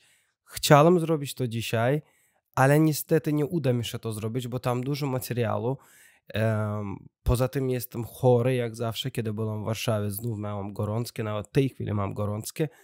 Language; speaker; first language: Polish; non-native, learner; Russian